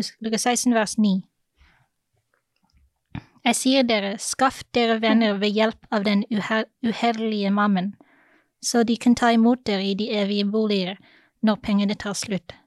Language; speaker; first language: Norwegian; non-native, fluent; English